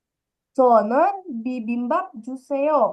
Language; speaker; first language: Korean; non-native, fluent; Indonesian